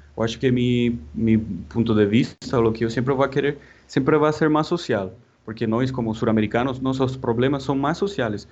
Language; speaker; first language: Portuguese; non-native, fluent; Spanish